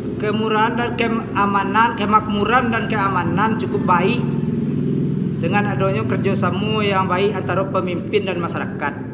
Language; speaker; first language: Malay; non-native, local second language; Minangkabau